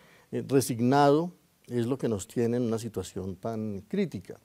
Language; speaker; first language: Spanish; native; Spanish